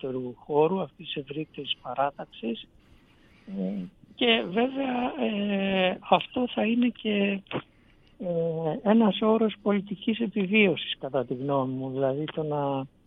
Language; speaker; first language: Greek; native; Greek